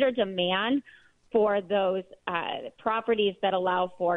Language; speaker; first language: English; native; English